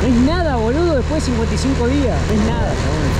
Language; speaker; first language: Spanish; native; Spanish